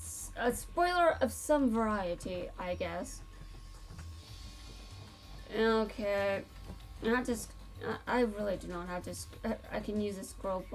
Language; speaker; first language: English; native; English